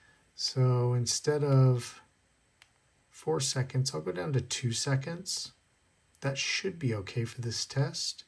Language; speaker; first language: English; native; English